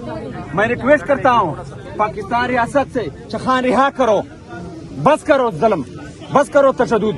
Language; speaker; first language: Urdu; non-native, local second language; Pashto